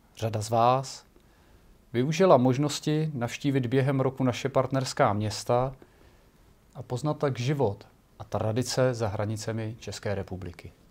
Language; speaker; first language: Czech; native; Czech